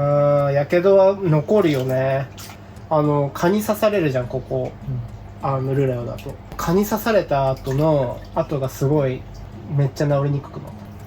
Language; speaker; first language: Japanese; native; Japanese